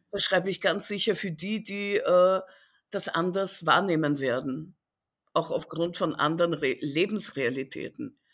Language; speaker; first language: German; early bilingual, other home language; Russian